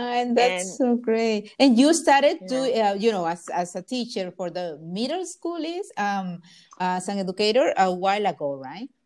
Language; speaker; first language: English; non-native, fluent; Spanish